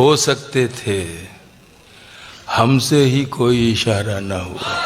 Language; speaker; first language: Urdu; native; Urdu